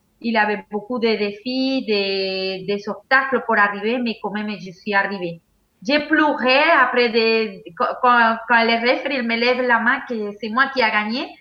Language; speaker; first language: French; non-native, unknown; Spanish